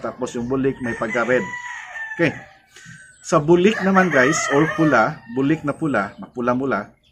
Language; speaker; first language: Filipino; non-native, local second language; Cebuano